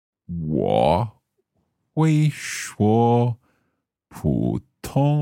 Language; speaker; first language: Chinese; non-native, learner; English